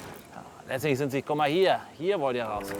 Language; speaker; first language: German; native; German